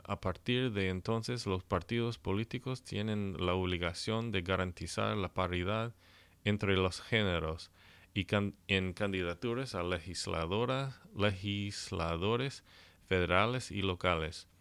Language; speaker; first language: Spanish; non-native, learner; English